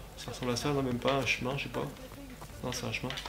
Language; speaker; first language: French; native; French